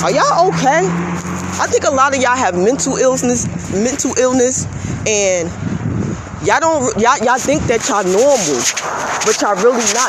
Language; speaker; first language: English; native; English